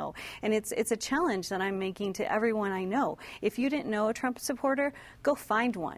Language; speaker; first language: English; native; English